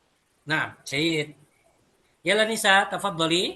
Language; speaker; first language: Arabic; non-native, fluent; Indonesian